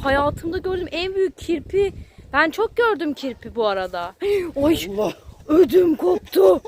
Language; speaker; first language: Turkish; native; Turkish